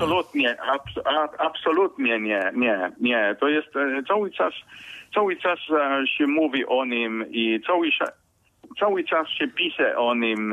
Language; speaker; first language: Polish; non-native, fluent; Finnish